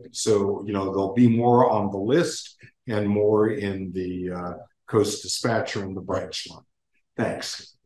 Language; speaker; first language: English; native; English